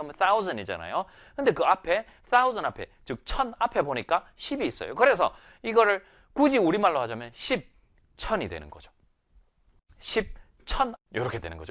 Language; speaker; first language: Korean; native; Korean